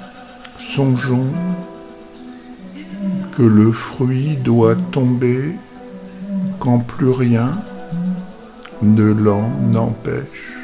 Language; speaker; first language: French; native; French